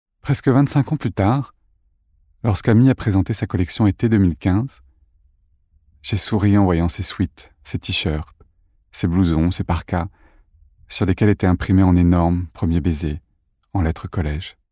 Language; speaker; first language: French; native; French